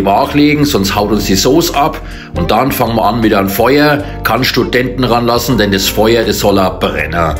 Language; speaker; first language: German; native; German